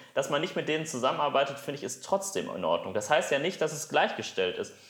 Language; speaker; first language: German; native; German